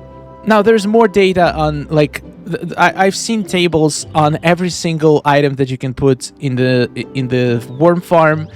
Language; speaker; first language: English; non-native, fluent; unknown